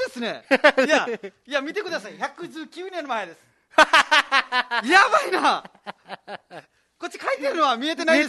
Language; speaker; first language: Japanese; non-native, fluent; Nepali